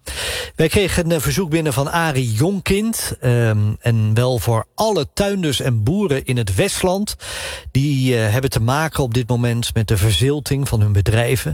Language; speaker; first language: Dutch; native; Dutch